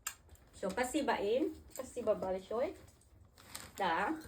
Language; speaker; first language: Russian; non-native, learner; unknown